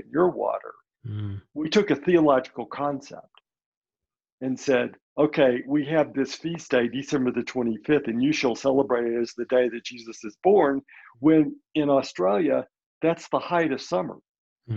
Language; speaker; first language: English; native; English